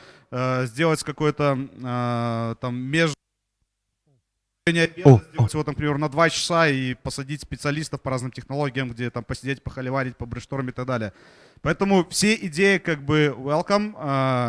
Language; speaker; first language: Russian; native; Russian